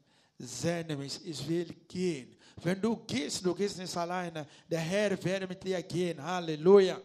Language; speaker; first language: German; non-native, learner; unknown